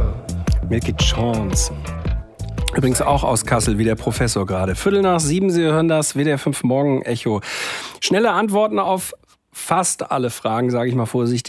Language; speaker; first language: German; native; German